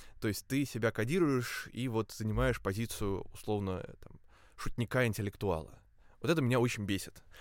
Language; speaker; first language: Russian; native; Russian